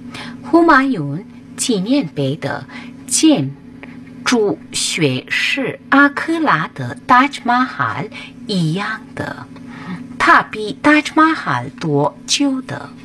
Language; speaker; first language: Chinese; non-native, learner; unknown